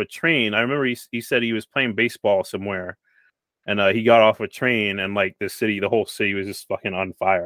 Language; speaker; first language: English; native; English